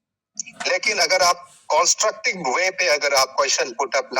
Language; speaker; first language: Hindi; native; Hindi